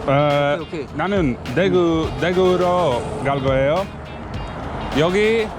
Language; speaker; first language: Korean; non-native, learner; English